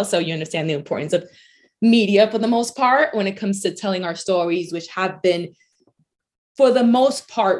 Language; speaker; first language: English; early bilingual, other home language; Spanish